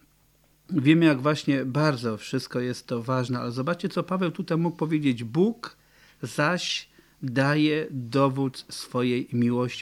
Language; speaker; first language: Polish; native; Polish